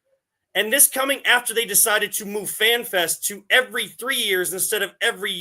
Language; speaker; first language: English; native; English